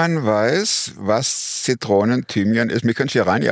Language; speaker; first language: German; native; German